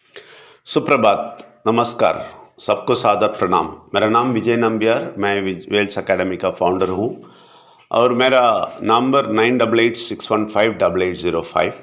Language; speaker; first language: Hindi; non-native, local second language; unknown